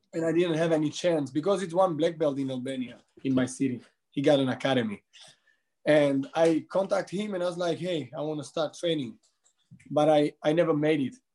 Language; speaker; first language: English; non-native, fluent; Albanian